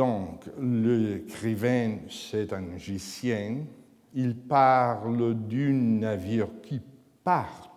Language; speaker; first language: French; non-native, fluent; Italian